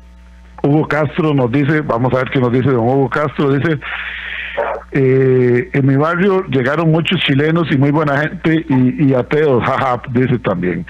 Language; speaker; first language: Spanish; native; Spanish